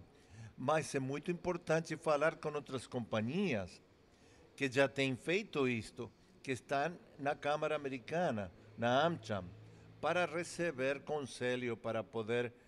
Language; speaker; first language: Portuguese; non-native, fluent; English